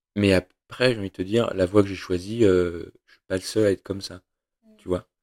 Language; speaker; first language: French; native; French